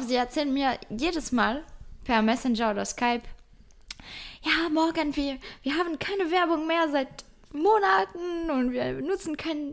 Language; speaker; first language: German; non-native, fluent; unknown